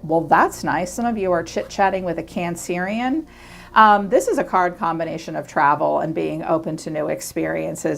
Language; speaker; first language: English; native; English